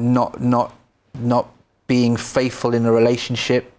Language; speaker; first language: English; native; English